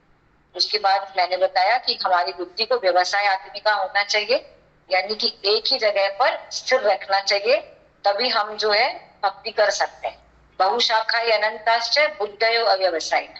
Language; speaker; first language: Hindi; native; Hindi